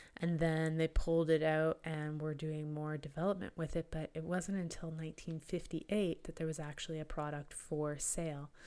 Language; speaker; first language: English; native; English